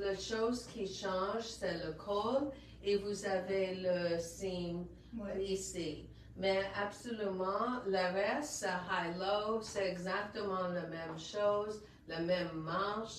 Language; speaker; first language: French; non-native, local second language; English